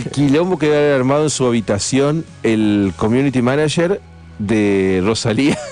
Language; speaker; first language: Spanish; native; Spanish